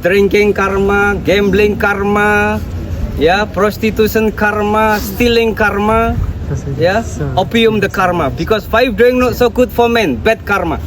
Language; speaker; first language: English; non-native, learner; Indonesian